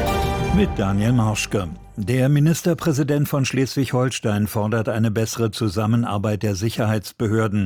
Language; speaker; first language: German; native; German